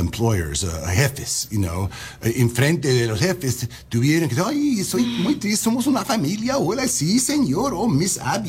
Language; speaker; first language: Spanish; non-native, learner; English